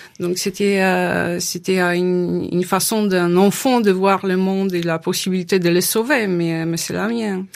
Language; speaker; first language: French; non-native, fluent; Polish